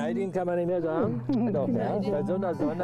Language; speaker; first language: German; early bilingual, other home language; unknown